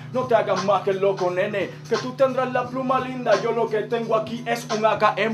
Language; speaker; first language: Spanish; native; Spanish